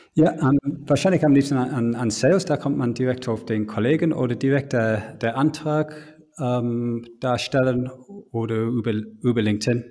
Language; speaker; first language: German; non-native, fluent; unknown